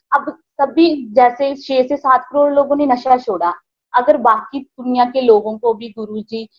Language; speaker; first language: Hindi; native; Hindi